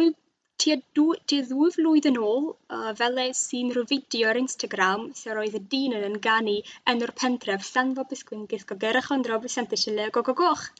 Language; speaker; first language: Welsh; non-native, learner; Russian